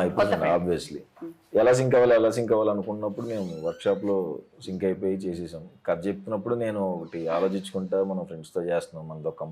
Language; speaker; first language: Telugu; native; Telugu